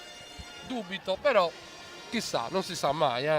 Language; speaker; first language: Italian; native; Italian